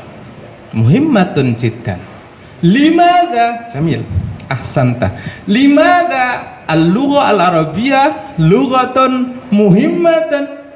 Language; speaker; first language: Arabic; non-native, fluent; Indonesian